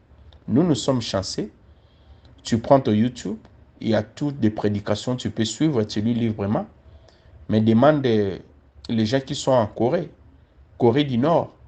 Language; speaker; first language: French; non-native, local second language; Lingala